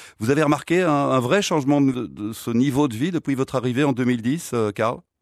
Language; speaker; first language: French; native; French